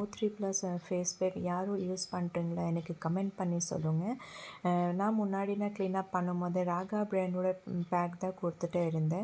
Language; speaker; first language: Tamil; non-native, fluent; Assamese